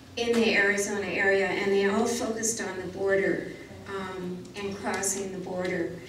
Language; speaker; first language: English; native; English